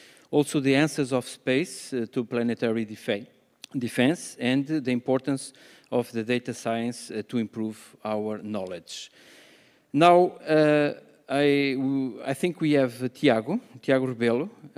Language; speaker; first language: English; non-native, fluent; Portuguese